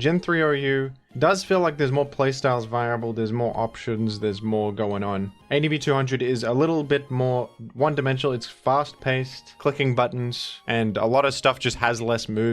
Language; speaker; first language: English; native; English